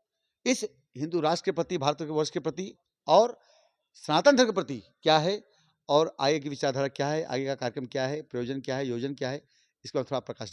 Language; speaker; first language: Hindi; native; Hindi